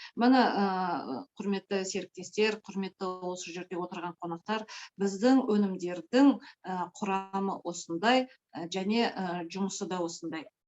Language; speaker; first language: Kazakh; native; Kazakh